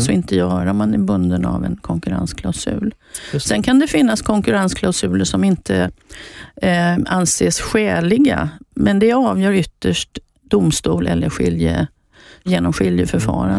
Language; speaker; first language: Swedish; native; Swedish